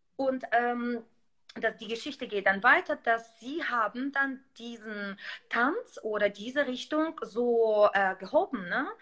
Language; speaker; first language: German; non-native, fluent; Russian